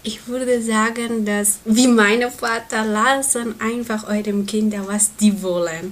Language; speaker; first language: German; non-native, learner; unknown